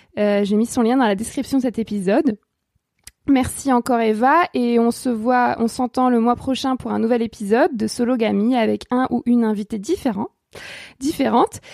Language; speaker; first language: French; native; French